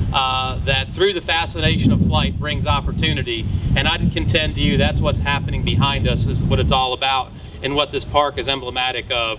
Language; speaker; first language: English; native; English